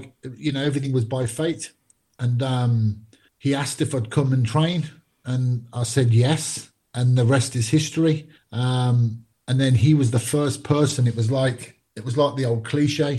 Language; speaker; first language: English; native; English